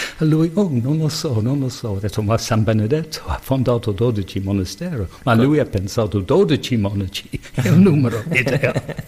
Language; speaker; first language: Italian; non-native, fluent; English